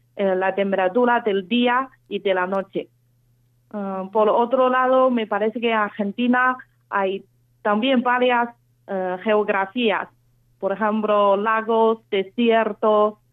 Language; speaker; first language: Spanish; non-native, fluent; Chinese